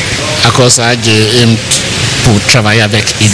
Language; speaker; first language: French; non-native, learner; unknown